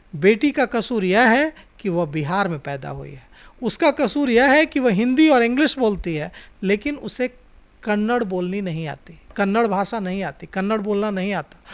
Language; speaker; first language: Hindi; native; Hindi